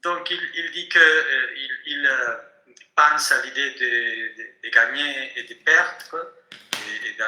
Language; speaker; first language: French; non-native, fluent; Spanish